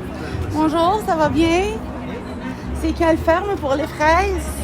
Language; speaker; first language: French; non-native, fluent; Arabic